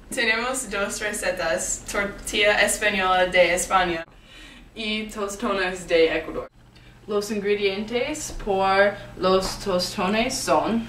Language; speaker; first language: Spanish; non-native, learner; English